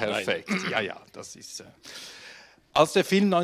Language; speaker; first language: German; native; German